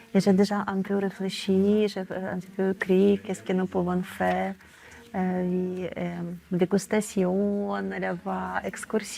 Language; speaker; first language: French; non-native, learner; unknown